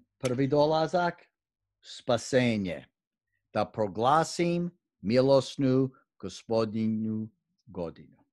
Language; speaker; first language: Croatian; early bilingual, heritage; Croatian